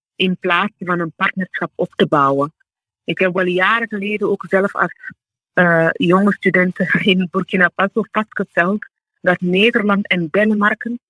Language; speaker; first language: Dutch; non-native, fluent; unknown